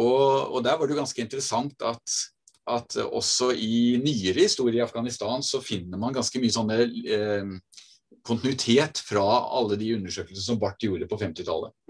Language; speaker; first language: Norwegian; native; Norwegian